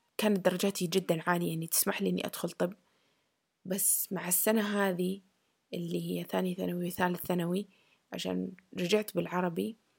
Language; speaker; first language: Arabic; early bilingual, heritage; Arabic